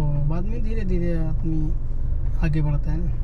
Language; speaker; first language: Hindi; native; Hindi